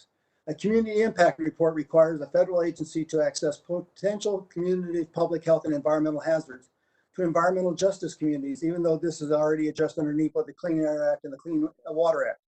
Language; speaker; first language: English; native; English